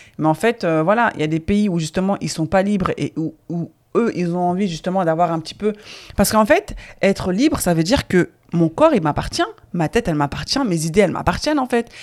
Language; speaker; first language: French; native; French